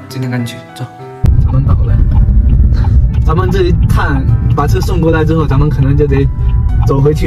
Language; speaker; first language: Chinese; native; Chinese